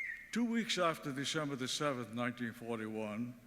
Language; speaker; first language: English; early bilingual, other home language; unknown